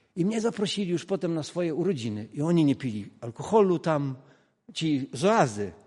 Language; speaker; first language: Polish; non-native, local second language; Kashubian